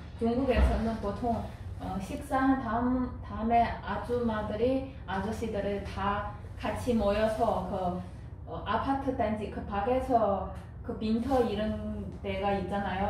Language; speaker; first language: Korean; non-native, fluent; Chinese